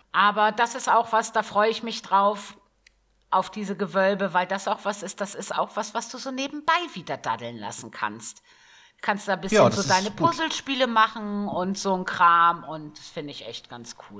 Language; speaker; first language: German; native; German